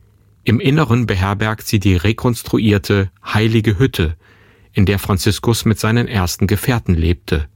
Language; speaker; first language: German; native; German